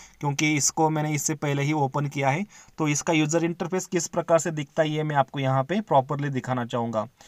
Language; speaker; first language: Hindi; non-native, local second language; Marathi